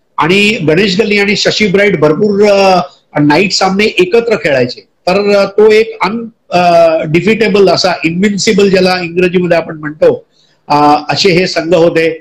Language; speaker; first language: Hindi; non-native, local second language; Gujarati